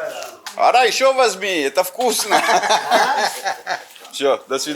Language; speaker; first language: Russian; non-native, learner; English